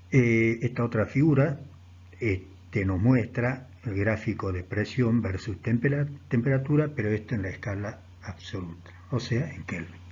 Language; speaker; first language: Spanish; native; Spanish